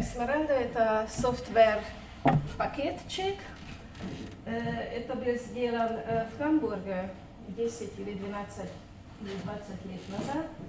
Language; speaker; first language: Russian; non-native, fluent; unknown